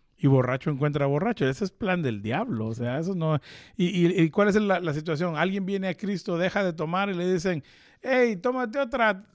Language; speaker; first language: Spanish; early bilingual, heritage; Spanish